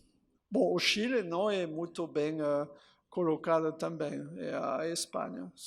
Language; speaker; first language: Portuguese; non-native, fluent; French